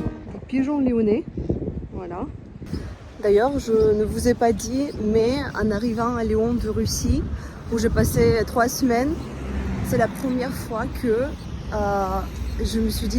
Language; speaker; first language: French; non-native, fluent; Russian